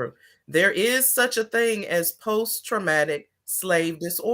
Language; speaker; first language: English; native; English